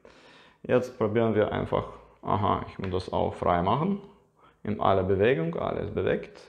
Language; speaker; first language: German; non-native, learner; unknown